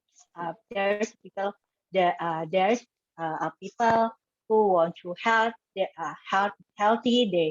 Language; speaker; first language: English; non-native, learner; Indonesian